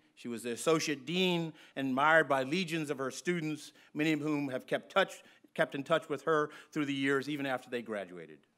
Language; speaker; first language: English; native; English